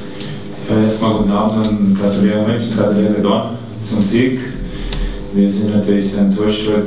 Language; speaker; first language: German; native; German